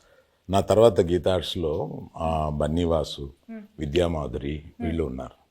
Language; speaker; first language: Telugu; native; Telugu